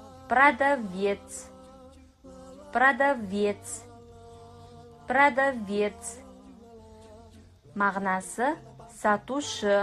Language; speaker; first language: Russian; non-native, fluent; Kazakh